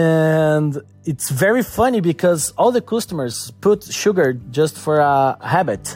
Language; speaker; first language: English; non-native, learner; Portuguese